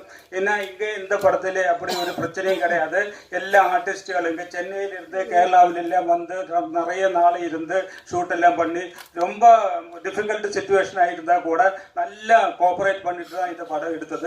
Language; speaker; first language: Tamil; non-native, local second language; Malayalam